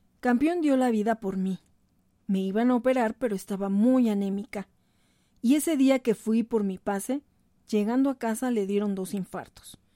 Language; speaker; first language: Spanish; native; Spanish